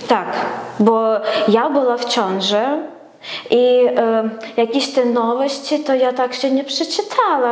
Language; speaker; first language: Polish; non-native, learner; Ukrainian